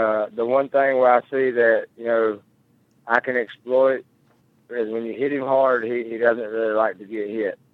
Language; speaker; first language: English; native; English